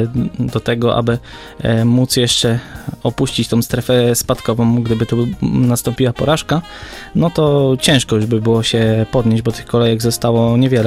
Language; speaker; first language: Polish; native; Polish